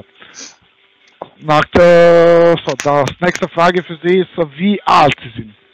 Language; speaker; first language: German; non-native, learner; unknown